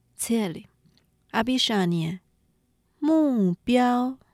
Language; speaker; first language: Russian; non-native, fluent; Chinese